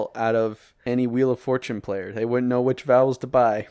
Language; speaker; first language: English; native; English